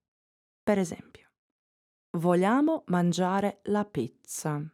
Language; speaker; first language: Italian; non-native, fluent; English